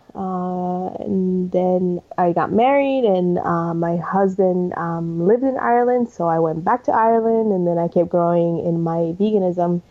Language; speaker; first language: English; early bilingual, other home language; Spanish